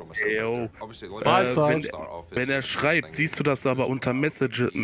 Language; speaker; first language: German; native; German